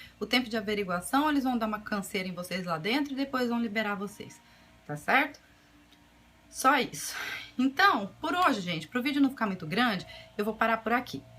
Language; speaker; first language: Portuguese; native; Portuguese